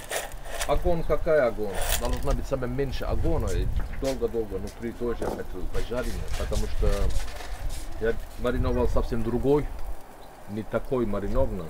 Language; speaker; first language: Russian; non-native, learner; Turkish